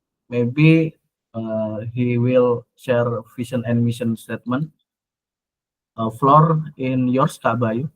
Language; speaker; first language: English; non-native, learner; Indonesian